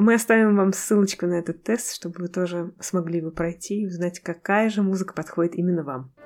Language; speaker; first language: Russian; native; Russian